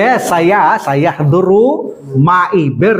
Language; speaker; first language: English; non-native, local second language; Filipino